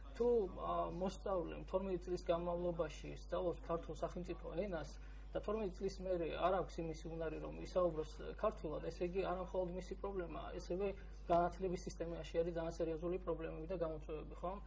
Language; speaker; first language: Georgian; non-native, local second language; Azerbaijani